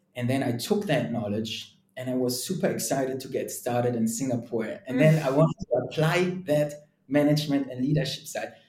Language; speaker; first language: English; non-native, fluent; German